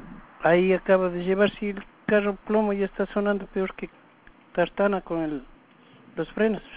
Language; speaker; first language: Spanish; native; Spanish